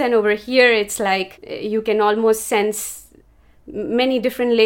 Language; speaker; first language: English; non-native, local second language; Urdu